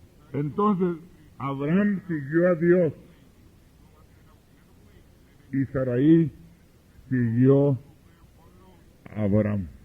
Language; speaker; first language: Spanish; early bilingual, heritage; Spanish